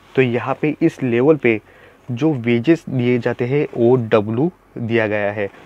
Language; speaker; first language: Hindi; non-native, local second language; Marathi